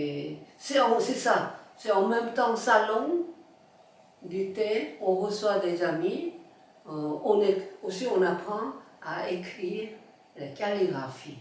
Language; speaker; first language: French; non-native, fluent; Korean